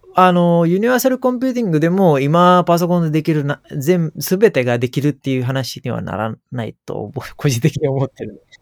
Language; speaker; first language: Japanese; non-native, fluent; Sinhala